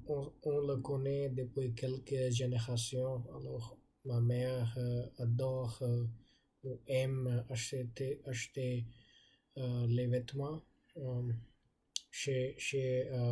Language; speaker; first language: French; non-native, learner; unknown